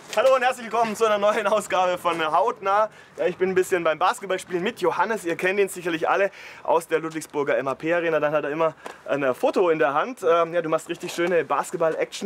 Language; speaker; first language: German; native; German